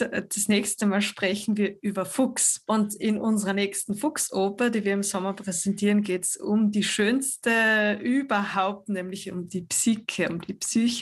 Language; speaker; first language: German; native; German